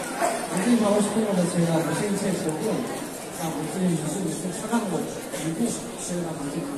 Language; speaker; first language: Korean; non-native, learner; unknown